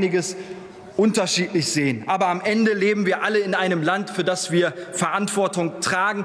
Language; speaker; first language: German; early bilingual, other home language; Turkish